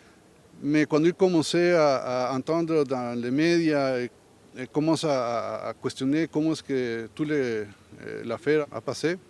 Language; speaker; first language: French; non-native, learner; Spanish